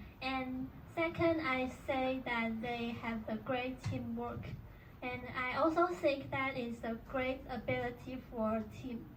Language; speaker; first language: English; non-native, learner; Chinese